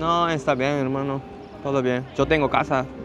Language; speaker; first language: Spanish; non-native, learner; Japanese